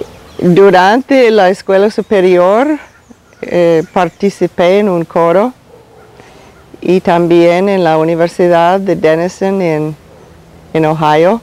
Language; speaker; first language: Spanish; non-native, fluent; English